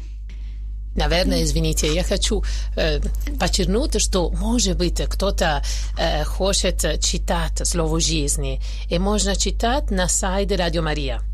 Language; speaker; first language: Russian; non-native, learner; Italian